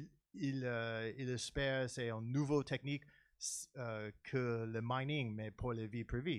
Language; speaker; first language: French; non-native, learner; English